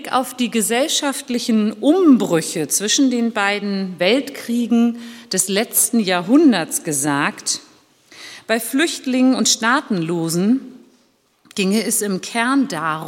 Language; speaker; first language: German; early bilingual, other home language; Turkish